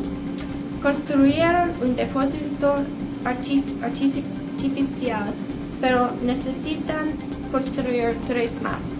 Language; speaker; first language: Spanish; non-native, learner; English